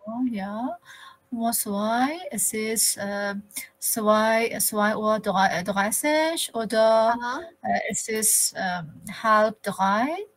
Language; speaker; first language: German; non-native, learner; Persian